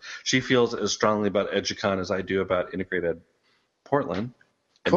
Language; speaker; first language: English; native; English